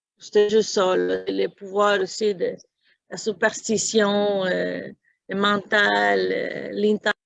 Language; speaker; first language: French; non-native, fluent; Spanish